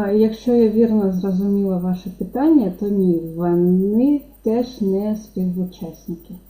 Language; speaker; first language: Ukrainian; non-native, local second language; Russian